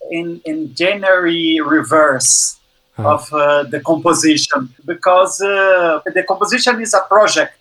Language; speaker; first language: English; non-native, learner; Portuguese